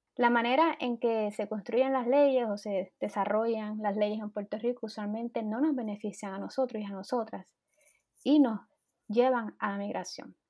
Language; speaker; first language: Spanish; native; Spanish